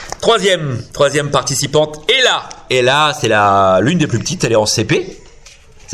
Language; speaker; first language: French; native; French